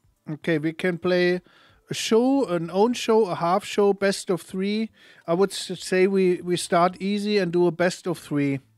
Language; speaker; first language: English; non-native, fluent; German